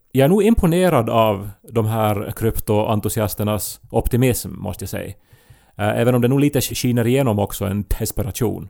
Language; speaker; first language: Swedish; native; Swedish